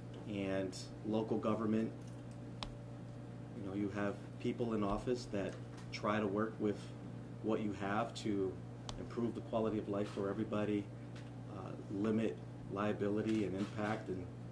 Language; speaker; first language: English; early bilingual, other home language; Spanish